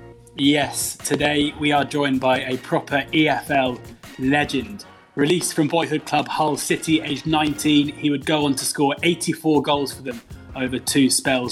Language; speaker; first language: English; native; English